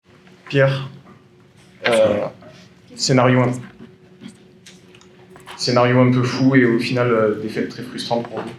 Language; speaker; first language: French; native; French